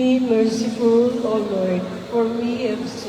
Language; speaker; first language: English; non-native, local second language; Filipino